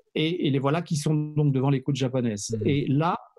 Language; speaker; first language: French; native; French